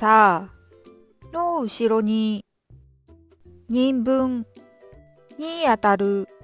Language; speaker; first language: Japanese; non-native, fluent; Korean